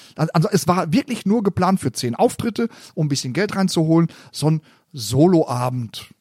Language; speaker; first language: German; native; German